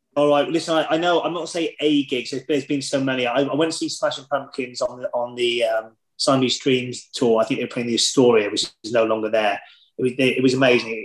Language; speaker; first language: English; native; English